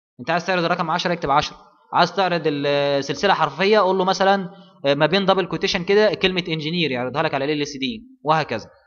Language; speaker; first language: Arabic; native; Arabic